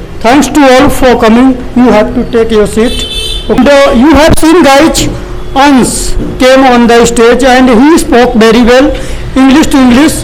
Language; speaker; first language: English; non-native, local second language; Hindi